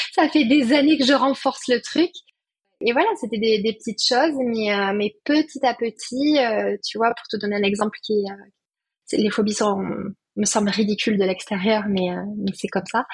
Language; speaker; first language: French; native; French